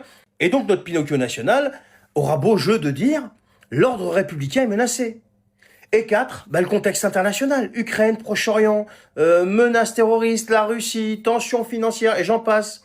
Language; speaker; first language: French; native; French